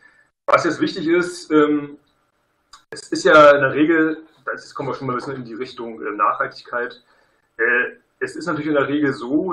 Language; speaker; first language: German; native; German